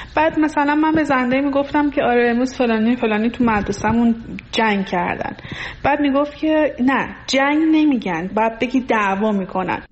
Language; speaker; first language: Persian; non-native, local second language; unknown